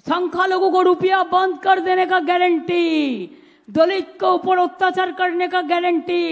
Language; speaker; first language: Hindi; non-native, local second language; Bangla